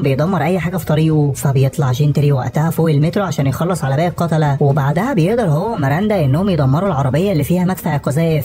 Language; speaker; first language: Arabic; native; Arabic